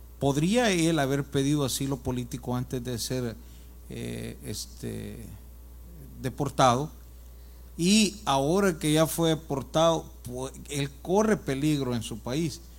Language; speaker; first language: Spanish; native; Spanish